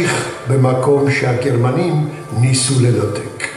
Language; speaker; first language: Hebrew; early bilingual, other home language; Yiddish